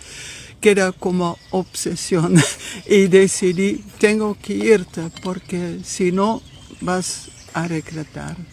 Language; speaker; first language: Spanish; non-native, fluent; Dutch